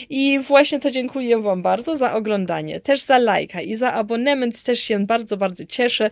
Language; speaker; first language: Polish; early bilingual, heritage; Polish